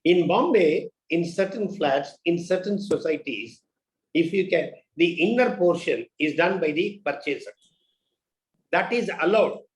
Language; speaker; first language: English; non-native, local second language; Tamil